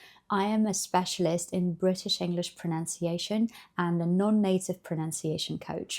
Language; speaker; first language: English; non-native, fluent; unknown